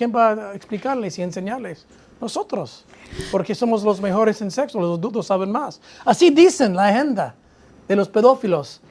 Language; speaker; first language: Spanish; non-native, fluent; English